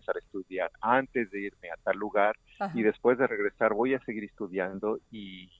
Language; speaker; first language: Spanish; native; Spanish